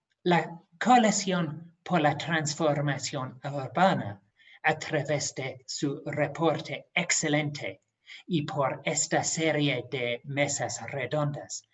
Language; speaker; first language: Spanish; non-native, fluent; English